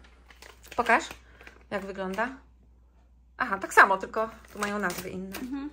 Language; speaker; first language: Polish; native; Polish